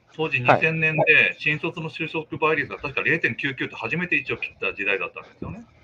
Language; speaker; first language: Japanese; native; Japanese